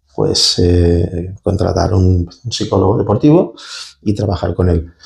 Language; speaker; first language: Spanish; native; Spanish